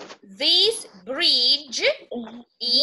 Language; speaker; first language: English; non-native, fluent; Russian